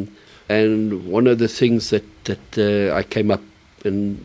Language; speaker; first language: English; early bilingual, other home language; German